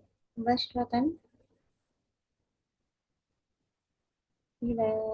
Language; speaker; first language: Arabic; non-native, fluent; Indonesian